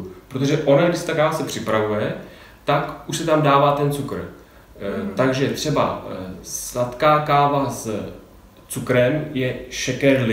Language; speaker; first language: Czech; native; Czech